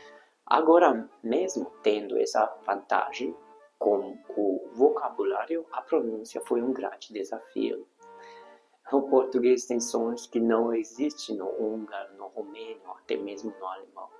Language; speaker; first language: Portuguese; non-native, fluent; Hungarian